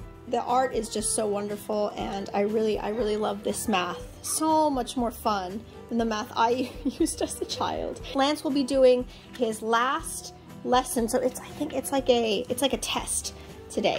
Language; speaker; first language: English; early bilingual, other home language; Japanese